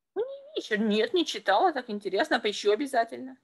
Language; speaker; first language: Russian; native; Russian